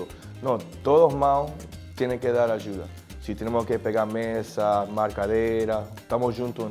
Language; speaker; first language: Portuguese; non-native, learner; Spanish